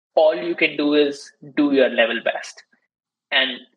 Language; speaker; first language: English; non-native, local second language; Hindi